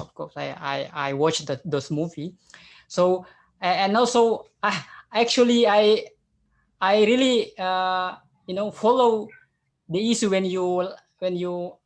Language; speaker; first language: English; non-native, fluent; Indonesian